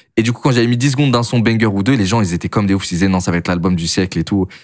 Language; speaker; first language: French; native; French